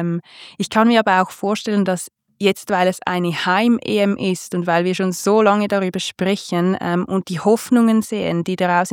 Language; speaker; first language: German; native; German